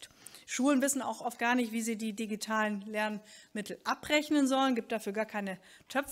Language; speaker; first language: German; native; German